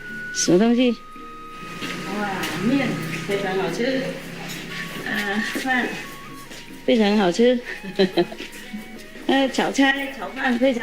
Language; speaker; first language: Chinese; non-native, fluent; Vietnamese